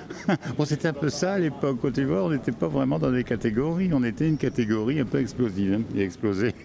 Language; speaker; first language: French; native; French